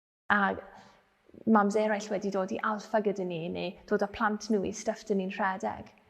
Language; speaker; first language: Welsh; non-native, fluent; English